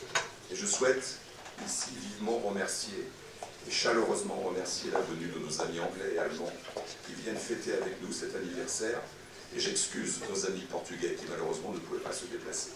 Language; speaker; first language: French; native; French